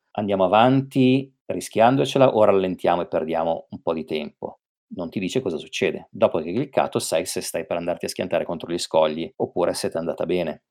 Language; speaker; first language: Italian; native; Italian